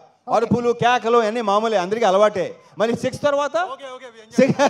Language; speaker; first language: Telugu; native; Telugu